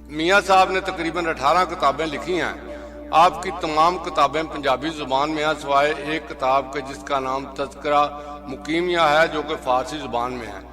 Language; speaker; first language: Urdu; non-native, local second language; Punjabi